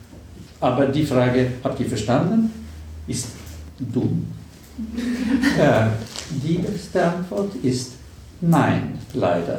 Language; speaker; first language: German; non-native, fluent; Swedish